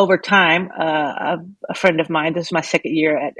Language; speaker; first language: English; native; English